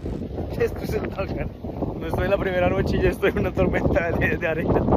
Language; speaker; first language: Spanish; native; Spanish